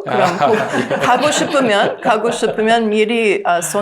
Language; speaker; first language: Korean; non-native, learner; English